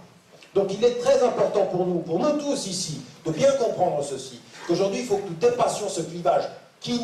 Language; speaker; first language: French; native; French